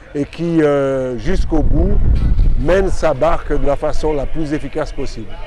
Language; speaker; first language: French; native; French